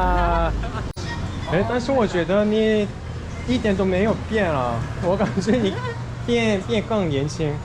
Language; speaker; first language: Chinese; non-native, fluent; Korean